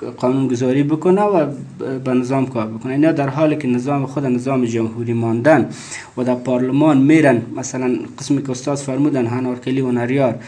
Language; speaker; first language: Persian; native; Persian